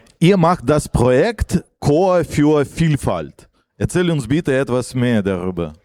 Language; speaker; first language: German; non-native, fluent; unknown